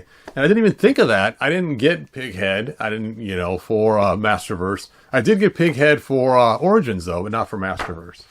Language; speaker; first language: English; native; English